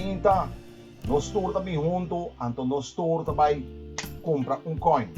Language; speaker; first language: Portuguese; non-native, learner; Papiamento